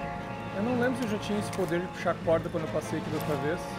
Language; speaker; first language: Portuguese; native; Portuguese